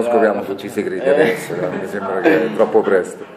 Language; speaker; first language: Italian; native; Italian